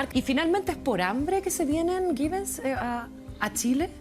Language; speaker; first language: Spanish; native; Spanish